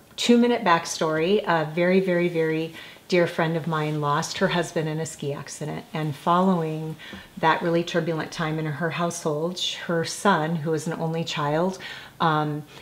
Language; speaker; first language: English; native; English